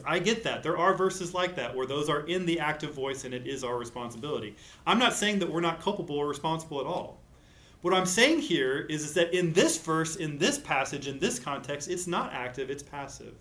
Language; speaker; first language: English; native; English